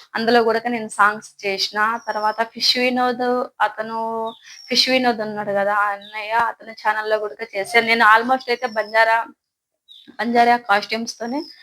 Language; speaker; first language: Telugu; non-native, local second language; Lambadi